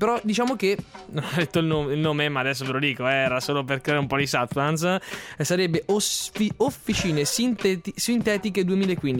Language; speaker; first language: Italian; native; Italian